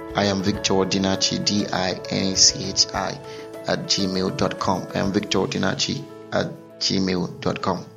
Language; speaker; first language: English; non-native, local second language; Igbo